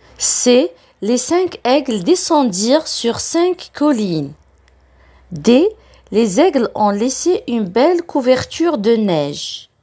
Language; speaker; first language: French; non-native, local second language; Arabic